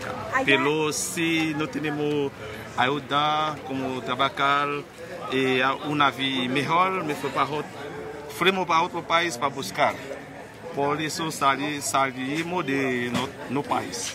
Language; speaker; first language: Spanish; non-native, learner; Haitian Creole